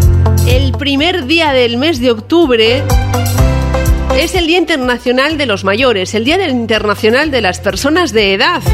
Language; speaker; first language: Spanish; native; Spanish